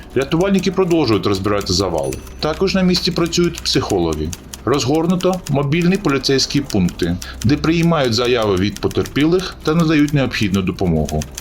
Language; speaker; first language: Ukrainian; native; Ukrainian